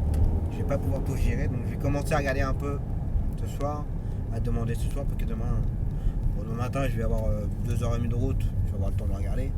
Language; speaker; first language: French; native; French